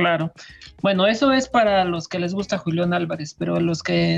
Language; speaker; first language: Spanish; native; Spanish